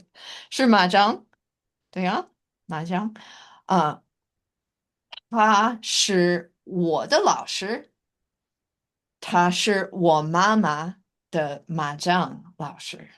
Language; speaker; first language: Chinese; non-native, fluent; English